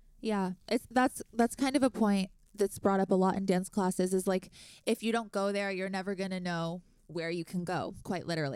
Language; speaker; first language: English; native; English